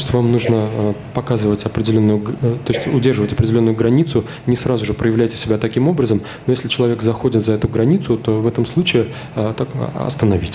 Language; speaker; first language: Russian; native; Russian